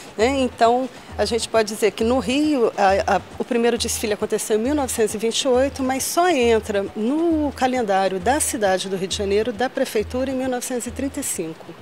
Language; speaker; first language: Portuguese; native; Portuguese